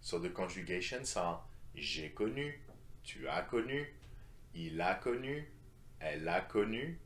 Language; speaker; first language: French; non-native, fluent; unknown